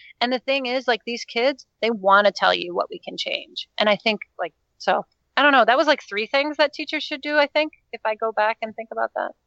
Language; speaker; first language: English; non-native, fluent; Danish